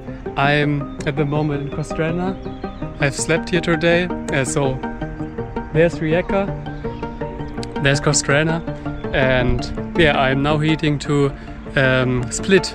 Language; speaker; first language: English; non-native, fluent; German